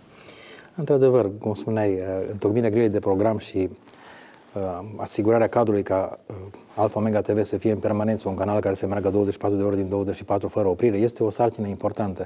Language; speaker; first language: Romanian; native; Romanian